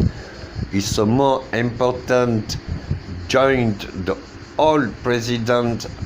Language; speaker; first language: English; non-native, learner; French